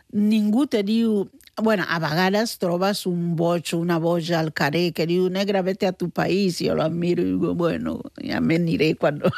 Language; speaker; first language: Catalan; non-native, fluent; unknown